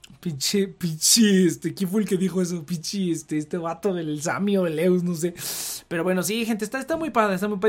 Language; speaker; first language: Spanish; native; Spanish